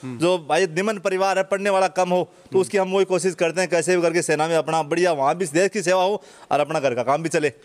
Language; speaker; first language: Hindi; native; Hindi